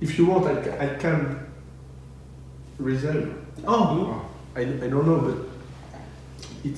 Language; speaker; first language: English; non-native, learner; French